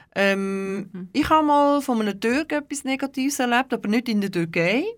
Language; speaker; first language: German; early bilingual, other home language; Turkish